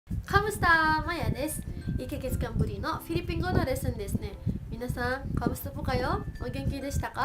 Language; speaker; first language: Japanese; early bilingual, other home language; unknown